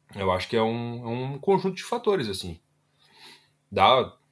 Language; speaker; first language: Portuguese; native; Portuguese